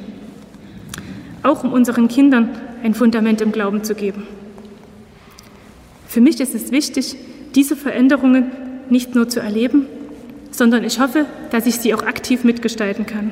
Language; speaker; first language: German; native; German